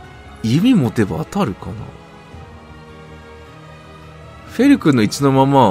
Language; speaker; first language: Japanese; native; Japanese